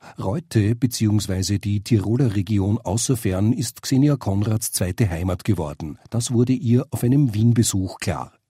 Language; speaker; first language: German; native; German